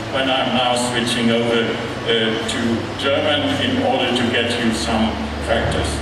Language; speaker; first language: English; non-native, fluent; German